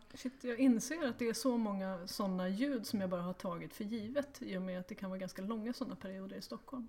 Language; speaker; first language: Swedish; native; Swedish